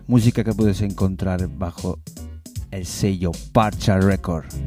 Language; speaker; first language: Spanish; native; Spanish